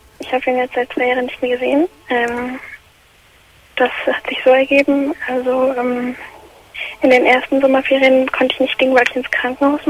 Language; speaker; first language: German; early bilingual, other home language; Arabic